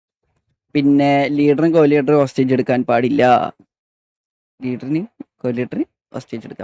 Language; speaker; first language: Malayalam; native; Malayalam